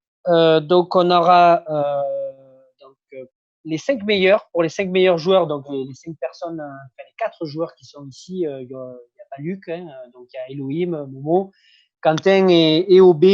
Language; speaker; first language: French; native; French